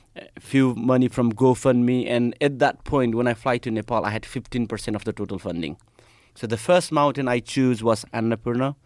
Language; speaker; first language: English; non-native, local second language; Nepali